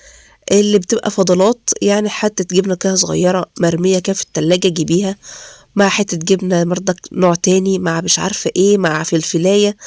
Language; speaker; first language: Arabic; native; Arabic